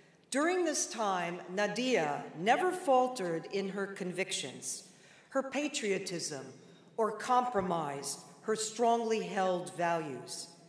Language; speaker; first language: English; native; English